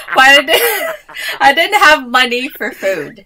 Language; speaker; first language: English; native; English